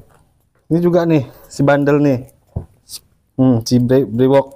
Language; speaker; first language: Indonesian; native; Indonesian